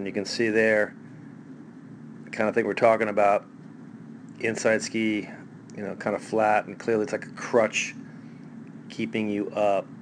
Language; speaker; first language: English; native; English